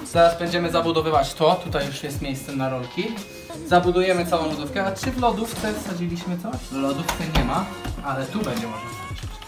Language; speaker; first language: Polish; early bilingual, heritage; Polish